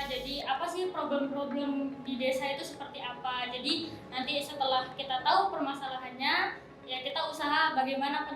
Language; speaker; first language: Indonesian; native; Indonesian